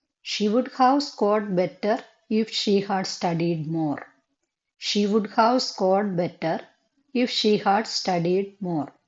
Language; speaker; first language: English; non-native, local second language; Malayalam